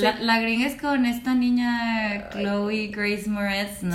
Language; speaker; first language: Spanish; native; Spanish